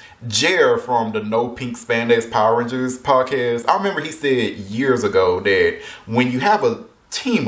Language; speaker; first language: English; native; English